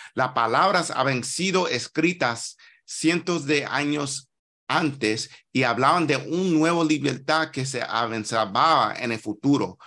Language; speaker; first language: Spanish; non-native, learner; English